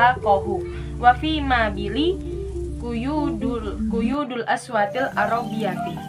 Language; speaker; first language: Arabic; non-native, learner; Indonesian